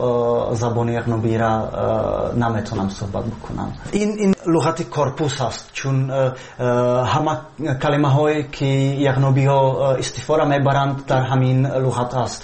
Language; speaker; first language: Persian; non-native, fluent; Czech